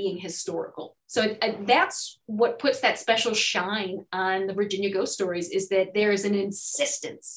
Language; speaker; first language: English; native; English